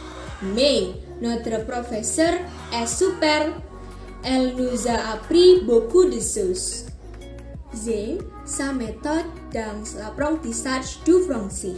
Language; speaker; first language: French; non-native, learner; Indonesian